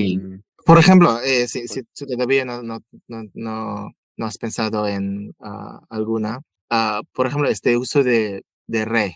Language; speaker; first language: Spanish; non-native, fluent; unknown